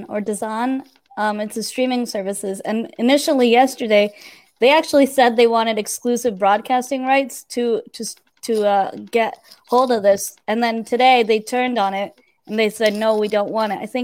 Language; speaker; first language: English; native; English